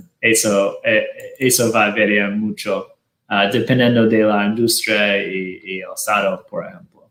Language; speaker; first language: Spanish; non-native, fluent; Portuguese